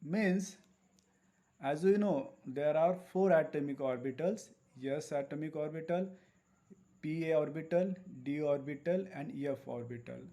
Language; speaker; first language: English; non-native, local second language; Marathi